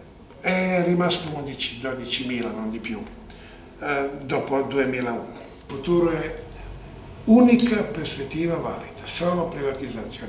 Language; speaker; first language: Italian; non-native, learner; Serbian